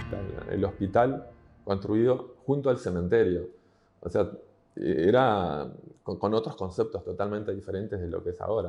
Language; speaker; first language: Spanish; native; Spanish